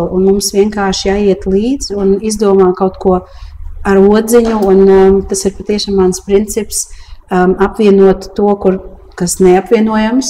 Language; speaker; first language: Latvian; early bilingual, heritage; Latvian